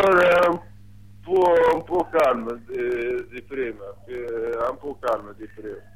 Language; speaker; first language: Italian; non-native, learner; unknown